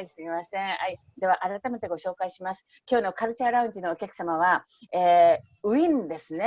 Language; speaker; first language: Japanese; non-native, fluent; Indonesian